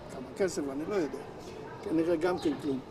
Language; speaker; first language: Hebrew; non-native, local second language; Yiddish